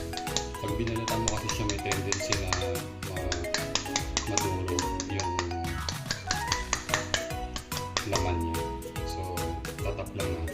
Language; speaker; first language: Filipino; native; Filipino